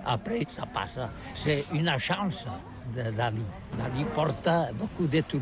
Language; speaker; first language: French; non-native, learner; Catalan